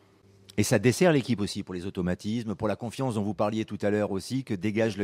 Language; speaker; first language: French; native; French